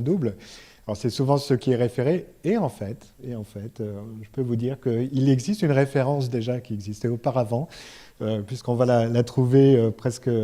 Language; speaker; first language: French; native; French